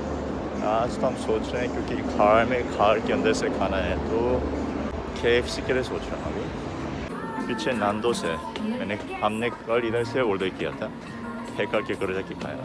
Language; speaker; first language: Hindi; non-native, fluent; Korean